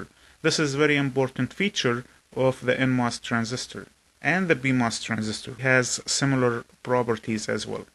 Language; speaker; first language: English; non-native, fluent; Arabic